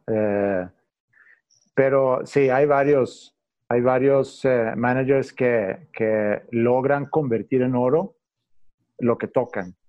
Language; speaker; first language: Spanish; non-native, fluent; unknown